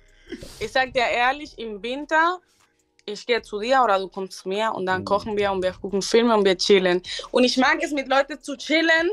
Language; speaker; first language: German; non-native, learner; Spanish